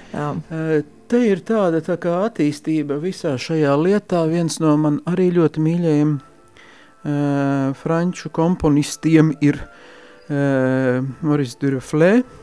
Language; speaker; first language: Latvian; native; Latvian